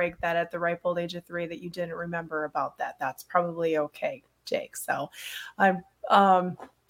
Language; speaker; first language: English; native; English